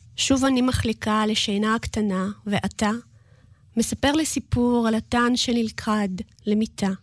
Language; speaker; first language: Hebrew; early bilingual, other home language; Russian